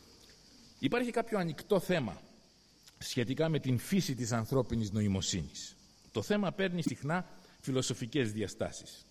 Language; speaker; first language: Greek; native; Greek